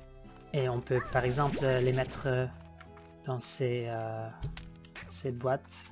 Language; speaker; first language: French; non-native, learner; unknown